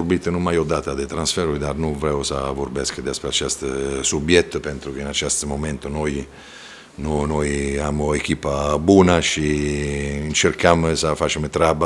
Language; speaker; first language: Romanian; non-native, fluent; Italian